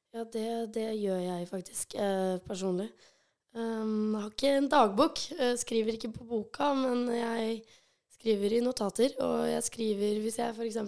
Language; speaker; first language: Norwegian; early bilingual, other home language; Albanian